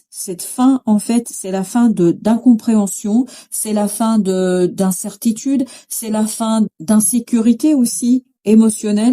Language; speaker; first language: French; native; French